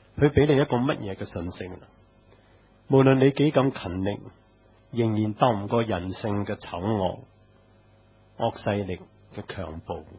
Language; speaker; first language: Chinese; non-native, local second language; Cantonese